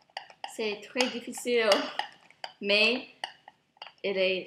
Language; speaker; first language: French; non-native, learner; English